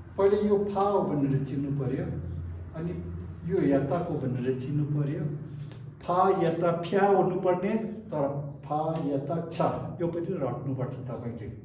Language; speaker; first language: Nepali; non-native, local second language; Tibetan